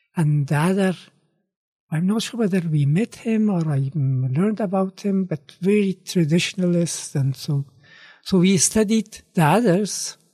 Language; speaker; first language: English; non-native, fluent; Persian